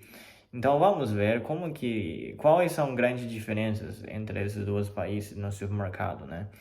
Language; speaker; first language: Portuguese; non-native, fluent; Chinese